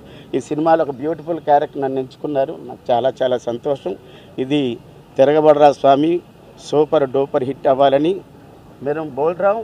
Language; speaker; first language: Telugu; native; Telugu